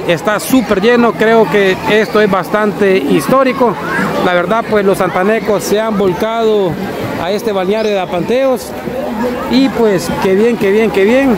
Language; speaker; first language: Spanish; native; Spanish